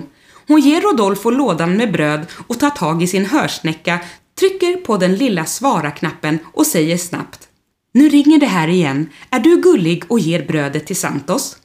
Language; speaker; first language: Swedish; native; Swedish